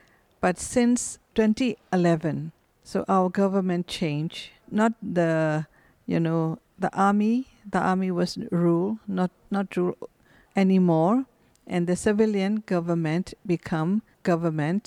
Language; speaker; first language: English; non-native, fluent; Burmese